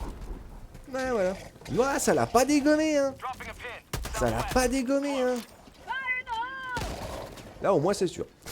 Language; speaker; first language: French; native; French